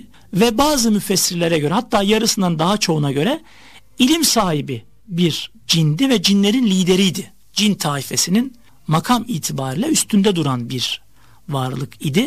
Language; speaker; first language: Turkish; native; Turkish